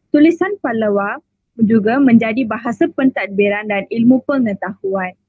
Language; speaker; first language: Malay; non-native, local second language; Iban